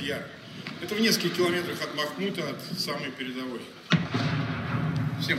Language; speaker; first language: Russian; native; Russian